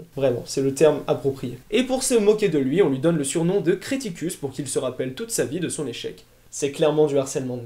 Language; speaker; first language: French; native; French